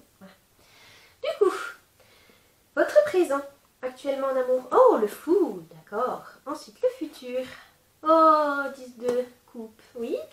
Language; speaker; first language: French; native; French